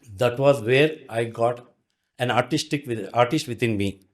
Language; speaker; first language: English; non-native, local second language; Kannada